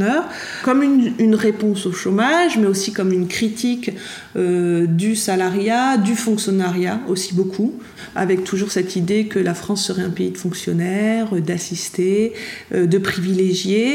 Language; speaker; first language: French; native; French